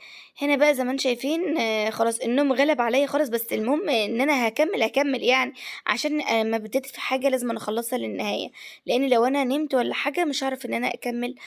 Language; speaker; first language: Arabic; native; Arabic